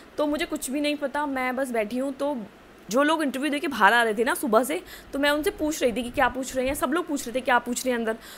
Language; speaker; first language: Hindi; native; Hindi